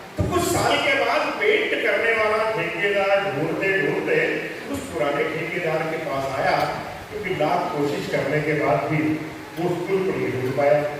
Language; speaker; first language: Hindi; non-native, local second language; Punjabi